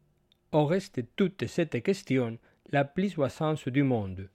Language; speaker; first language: French; non-native, fluent; Spanish